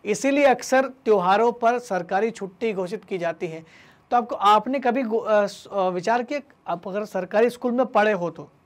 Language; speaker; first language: Hindi; native; Hindi